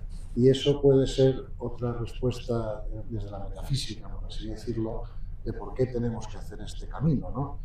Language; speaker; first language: Spanish; native; Spanish